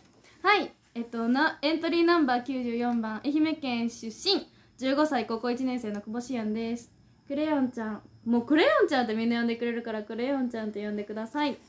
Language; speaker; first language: Japanese; native; Japanese